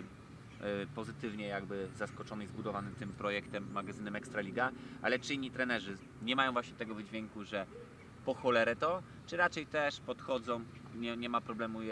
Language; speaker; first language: Polish; native; Polish